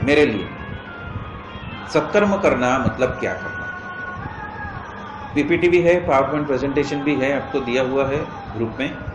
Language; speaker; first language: Hindi; non-native, local second language; Gujarati